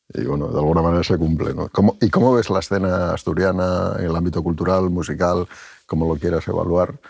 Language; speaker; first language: Spanish; native; Spanish